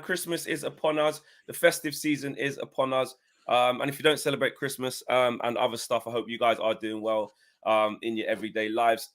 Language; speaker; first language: English; native; English